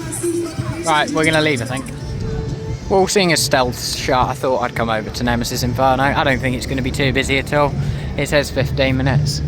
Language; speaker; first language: English; native; English